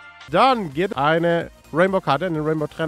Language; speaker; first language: German; native; German